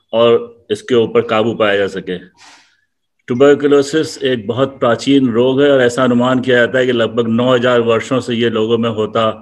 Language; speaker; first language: Hindi; native; Hindi